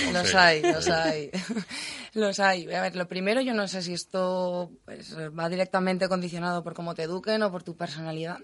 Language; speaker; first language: Spanish; native; Spanish